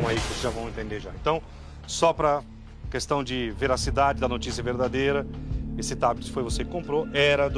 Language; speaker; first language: Portuguese; native; Portuguese